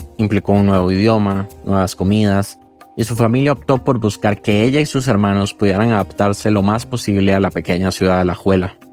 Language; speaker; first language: Spanish; native; Spanish